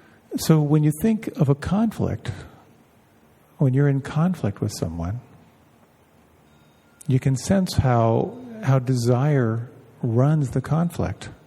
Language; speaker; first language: English; native; English